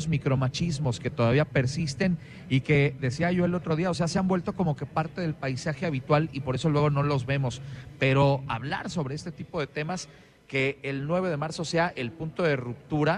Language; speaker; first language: Spanish; native; Spanish